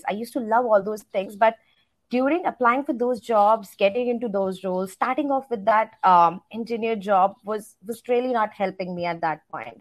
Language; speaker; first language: English; non-native, local second language; Hindi